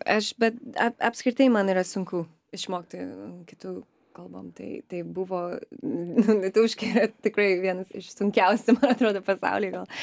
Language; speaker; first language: Lithuanian; early bilingual, other home language; English